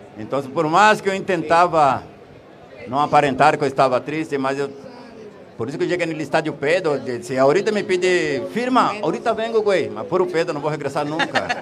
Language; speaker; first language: Spanish; non-native, fluent; Portuguese